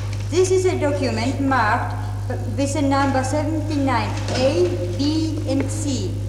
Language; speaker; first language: English; non-native, fluent; Czech